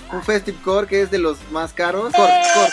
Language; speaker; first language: Spanish; native; Spanish